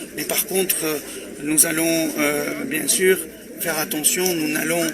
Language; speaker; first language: French; non-native, local second language; Arabic